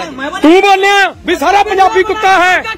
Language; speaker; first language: Hindi; non-native, local second language; Punjabi